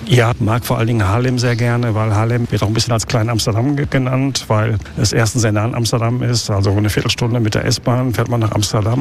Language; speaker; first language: German; native; German